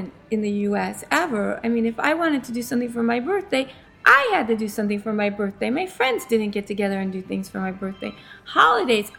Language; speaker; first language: English; native; English